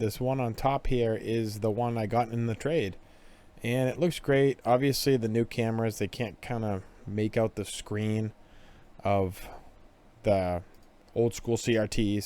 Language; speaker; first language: English; native; English